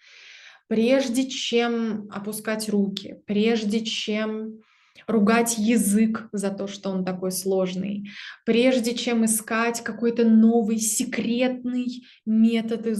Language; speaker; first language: Russian; native; Russian